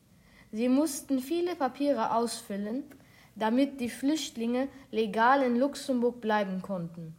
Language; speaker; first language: German; non-native, local second language; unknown